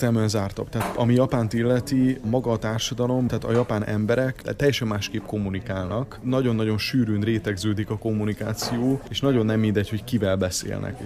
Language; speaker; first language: Hungarian; native; Hungarian